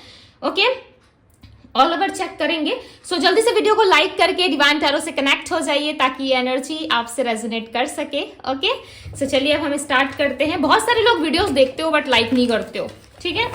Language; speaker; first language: Hindi; native; Hindi